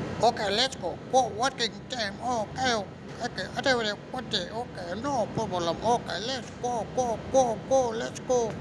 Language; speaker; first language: English; non-native, learner; Nepali